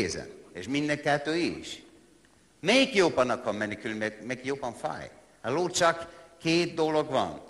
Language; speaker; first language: Hungarian; non-native, learner; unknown